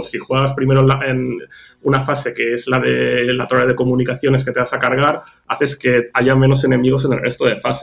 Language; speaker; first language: Spanish; native; Spanish